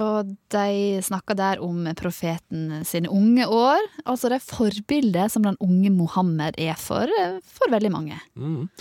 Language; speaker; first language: Norwegian; native; Norwegian